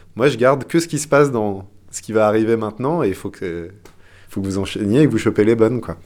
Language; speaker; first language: French; non-native, fluent; English